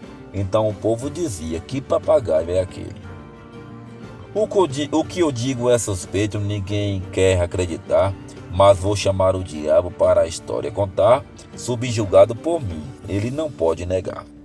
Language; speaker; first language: Portuguese; native; Portuguese